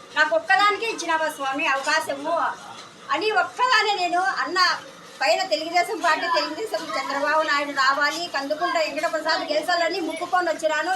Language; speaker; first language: Telugu; native; Telugu